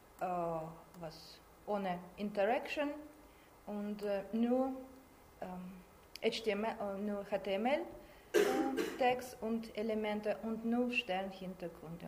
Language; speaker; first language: German; non-native, learner; Russian